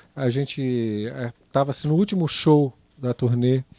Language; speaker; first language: Portuguese; non-native, fluent; Italian